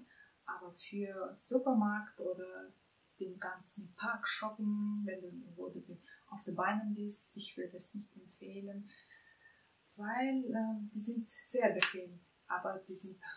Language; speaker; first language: German; non-native, fluent; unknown